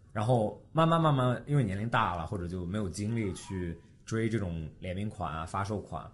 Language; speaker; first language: Chinese; early bilingual, heritage; Chinese